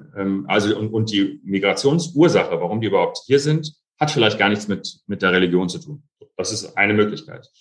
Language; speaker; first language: German; early bilingual, other home language; Arabic